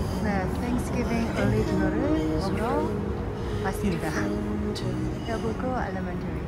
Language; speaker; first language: Korean; native; Korean